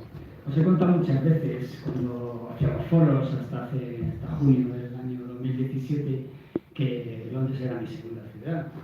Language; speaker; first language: Spanish; native; Spanish